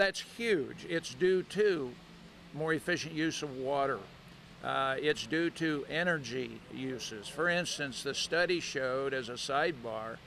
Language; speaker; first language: English; native; English